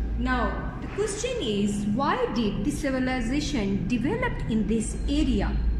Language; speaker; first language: English; non-native, local second language; Urdu